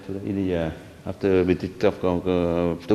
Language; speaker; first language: English; non-native, learner; Vietnamese